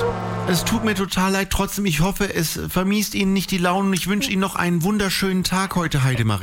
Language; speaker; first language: German; native; German